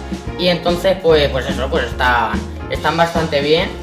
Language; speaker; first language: Spanish; native; Spanish